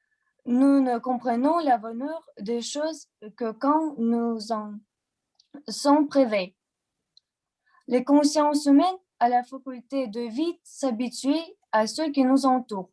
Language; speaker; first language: French; non-native, learner; Russian